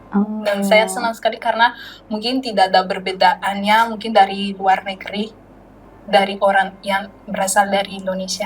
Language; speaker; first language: Indonesian; non-native, learner; Malagasy